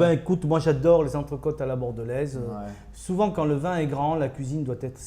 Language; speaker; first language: French; native; French